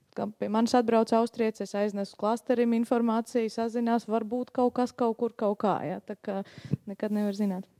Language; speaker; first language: Latvian; native; Latvian